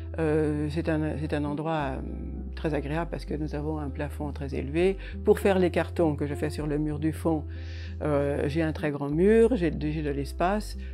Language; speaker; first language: French; non-native, fluent; Hungarian